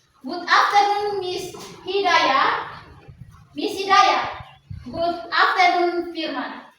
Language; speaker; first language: English; non-native, learner; Indonesian